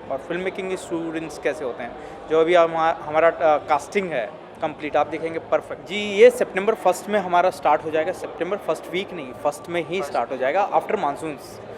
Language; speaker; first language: Hindi; non-native, local second language; Telugu